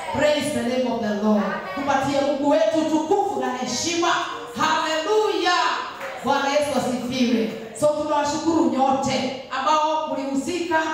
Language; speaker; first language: Swahili; non-native, local second language; Kikuyu